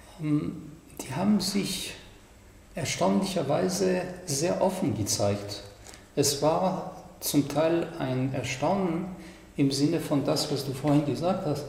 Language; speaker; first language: German; non-native, fluent; French